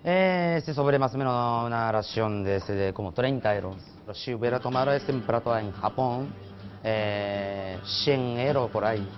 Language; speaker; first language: Spanish; non-native, learner; Japanese